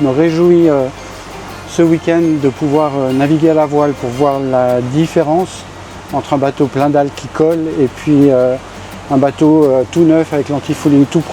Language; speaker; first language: French; native; French